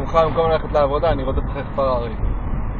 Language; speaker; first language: Hebrew; native; Hebrew